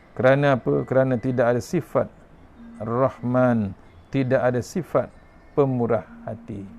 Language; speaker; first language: Malay; native; Malay